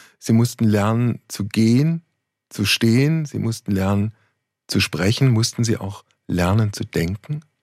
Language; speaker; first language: German; native; German